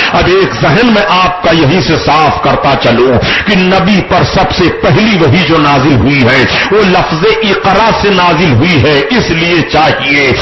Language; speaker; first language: Urdu; native; Urdu